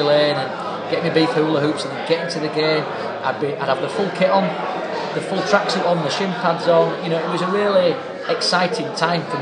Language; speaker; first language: English; native; English